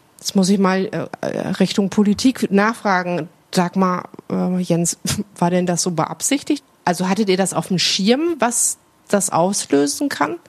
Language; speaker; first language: German; native; German